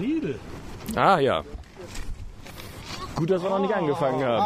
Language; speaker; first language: German; native; German